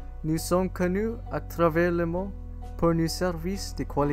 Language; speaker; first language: French; non-native, learner; English